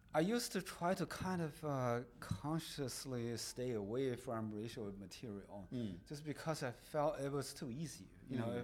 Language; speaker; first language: English; non-native, fluent; Chinese